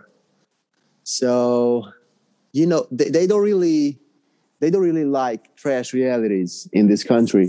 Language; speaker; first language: English; non-native, fluent; Hungarian